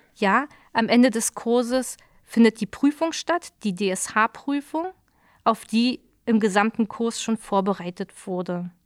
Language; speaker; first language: German; native; German